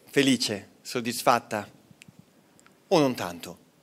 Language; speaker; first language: Italian; native; Italian